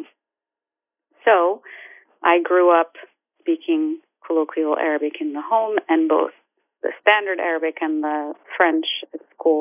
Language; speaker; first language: English; non-native, fluent; Arabic